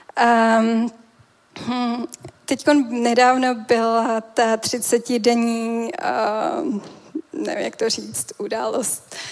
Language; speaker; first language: Czech; native; Czech